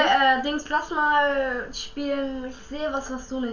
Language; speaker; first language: German; native; German